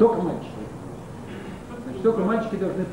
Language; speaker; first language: Russian; native; Russian